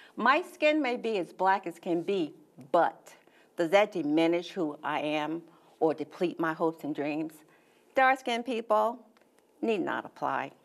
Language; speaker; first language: English; native; English